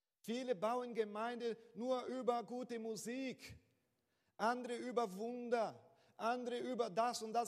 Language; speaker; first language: German; non-native, fluent; Portuguese